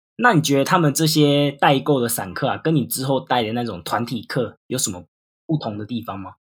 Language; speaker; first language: Chinese; native; Chinese